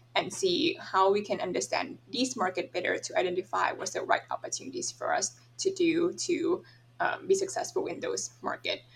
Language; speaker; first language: English; non-native, fluent; Thai